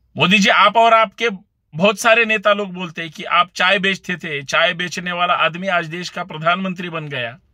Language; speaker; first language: Hindi; non-native, local second language; Marathi